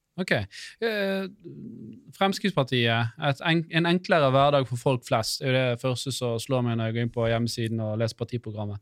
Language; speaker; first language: Norwegian; native; Norwegian